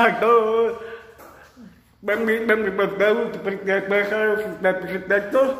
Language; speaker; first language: Indonesian; non-native, learner; Vietnamese